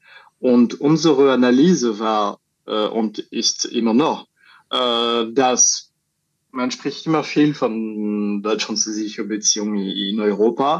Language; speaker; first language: German; non-native, learner; French